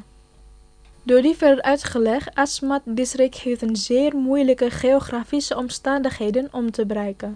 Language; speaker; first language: Dutch; non-native, fluent; Indonesian